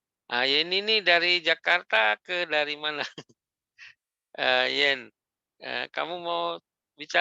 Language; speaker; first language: Malay; native; Malay